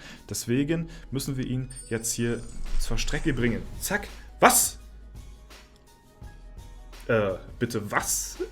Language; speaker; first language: German; native; German